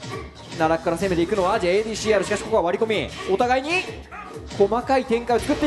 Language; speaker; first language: Japanese; native; Japanese